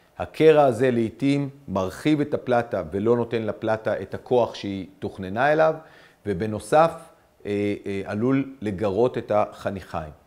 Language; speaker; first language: Hebrew; native; Hebrew